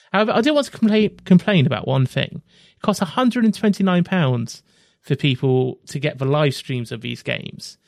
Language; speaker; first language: English; native; English